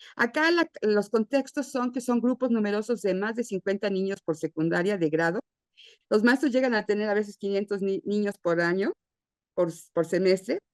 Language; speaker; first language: Spanish; native; Spanish